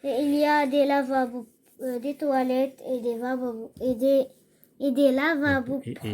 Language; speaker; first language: French; non-native, learner; Arabic